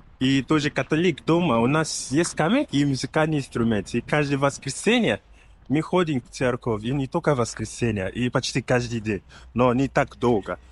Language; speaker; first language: Russian; non-native, learner; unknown